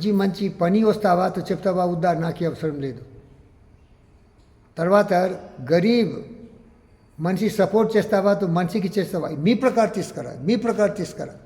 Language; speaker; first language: Telugu; non-native, learner; Hindi